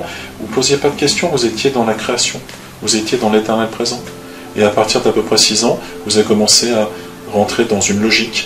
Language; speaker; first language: French; native; French